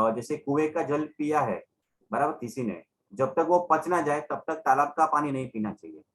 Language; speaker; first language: Hindi; non-native, local second language; Gujarati